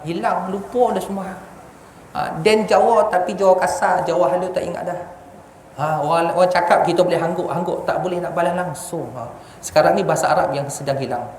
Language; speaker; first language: Malay; non-native, local second language; Javanese